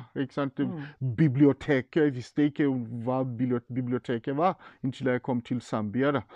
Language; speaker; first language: Norwegian; non-native, fluent; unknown